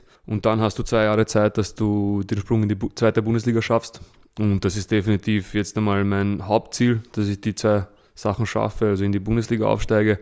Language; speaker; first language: German; early bilingual, other home language; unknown